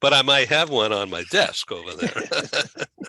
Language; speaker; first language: English; native; English